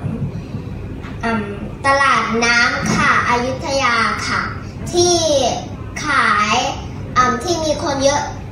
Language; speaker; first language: Thai; early bilingual, heritage; Thai